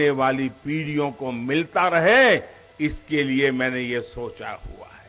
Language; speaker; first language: Hindi; non-native, local second language; Gujarati